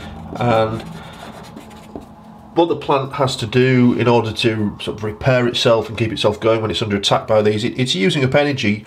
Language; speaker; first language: English; native; English